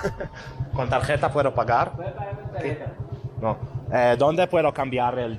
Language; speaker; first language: Spanish; non-native, learner; Hebrew